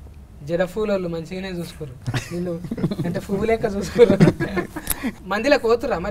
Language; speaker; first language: Telugu; native; Telugu